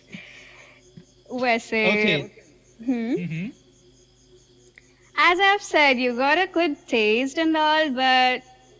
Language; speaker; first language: English; non-native, local second language; Malayalam